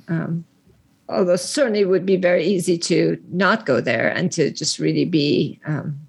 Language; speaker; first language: English; early bilingual, other home language; Persian